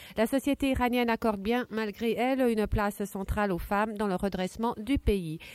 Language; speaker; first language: French; native; French